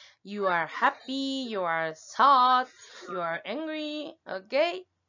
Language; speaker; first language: English; non-native, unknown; Spanish